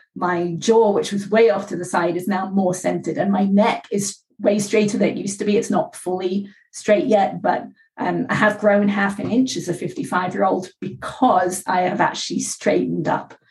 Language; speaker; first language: English; native; English